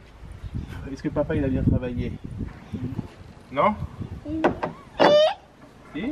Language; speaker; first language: French; native; French